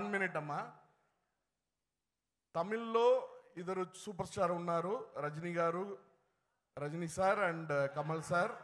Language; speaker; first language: Telugu; non-native, learner; Tamil